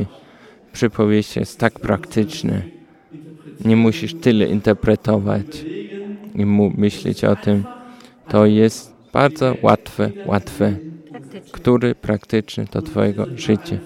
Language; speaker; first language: Polish; early bilingual, heritage; Polish